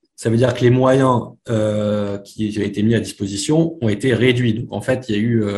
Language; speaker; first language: French; native; French